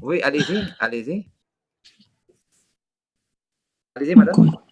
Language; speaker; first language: French; non-native, fluent; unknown